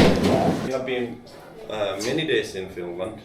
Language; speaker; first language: English; non-native, learner; Finnish